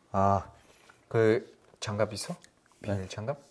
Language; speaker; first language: Korean; non-native, learner; Russian